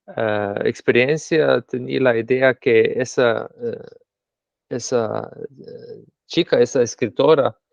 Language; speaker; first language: Spanish; non-native, fluent; Slovenian